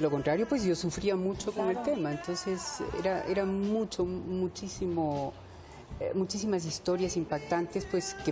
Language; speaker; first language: Spanish; early bilingual, heritage; Spanish